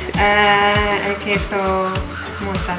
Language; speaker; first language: Spanish; non-native, learner; German